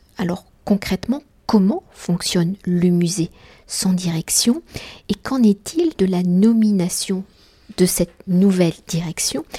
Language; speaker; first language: French; native; French